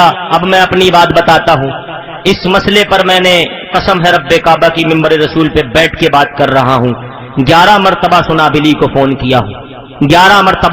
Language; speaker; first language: Urdu; native; Urdu